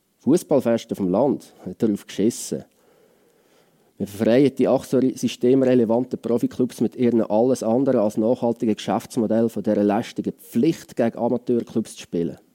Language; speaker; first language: German; native; German